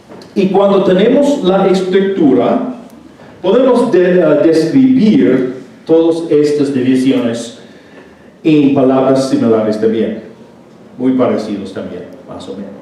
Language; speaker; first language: Spanish; non-native, fluent; English